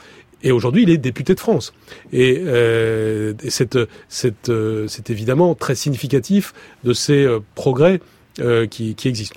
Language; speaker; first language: French; native; French